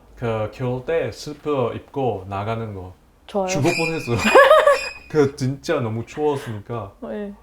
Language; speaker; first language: Korean; non-native, fluent; Chinese